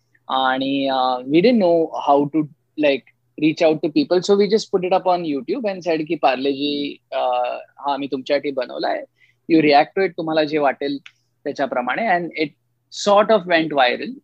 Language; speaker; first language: English; non-native, local second language; Marathi